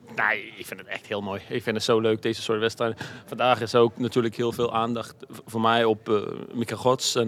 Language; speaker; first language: Dutch; non-native, fluent; Danish